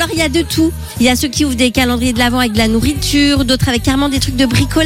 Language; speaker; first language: French; native; French